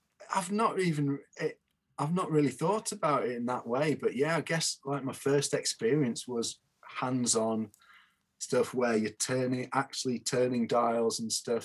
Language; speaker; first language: English; native; English